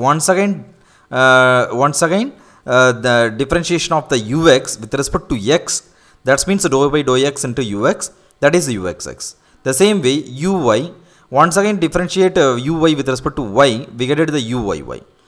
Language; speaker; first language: English; non-native, local second language; Tamil